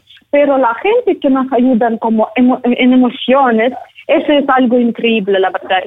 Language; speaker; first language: Spanish; non-native, learner; Ukrainian